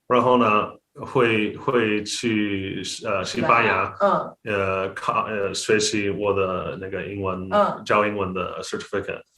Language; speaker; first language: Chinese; non-native, learner; English